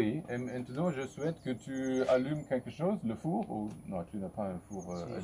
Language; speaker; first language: French; non-native, fluent; German